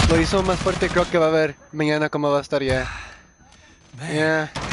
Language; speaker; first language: Spanish; early bilingual, other home language; English